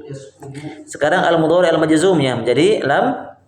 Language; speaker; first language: Indonesian; native; Indonesian